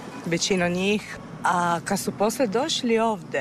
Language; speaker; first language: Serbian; non-native, fluent; Italian